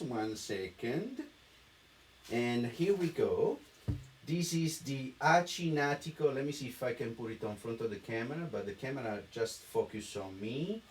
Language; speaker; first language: English; non-native, fluent; Italian